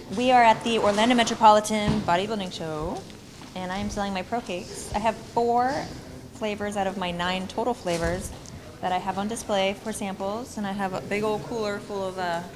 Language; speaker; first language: English; native; English